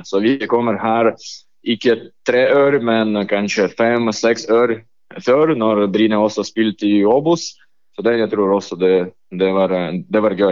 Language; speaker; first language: Norwegian; non-native, learner; Lithuanian